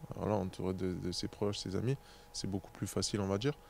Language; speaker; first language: French; native; French